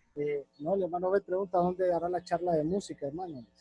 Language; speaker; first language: Spanish; native; Spanish